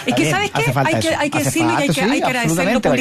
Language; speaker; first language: Spanish; native; Spanish